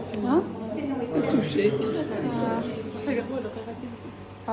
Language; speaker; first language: French; non-native, learner; Bangla